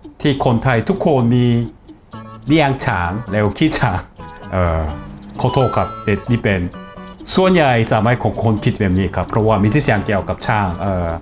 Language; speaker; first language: Thai; non-native, fluent; Korean